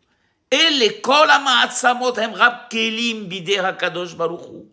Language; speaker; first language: Hebrew; non-native, fluent; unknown